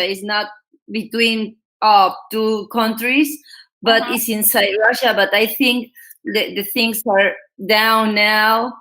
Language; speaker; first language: English; non-native, learner; Spanish